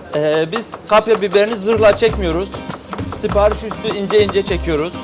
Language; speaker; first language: Turkish; native; Turkish